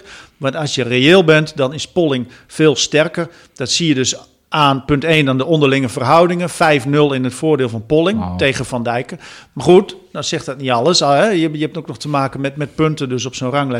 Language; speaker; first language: Dutch; native; Dutch